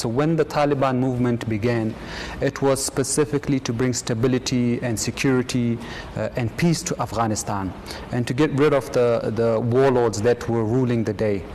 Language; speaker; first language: English; non-native, fluent; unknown